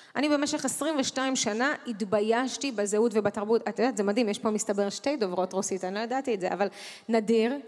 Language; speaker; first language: Hebrew; early bilingual, other home language; Russian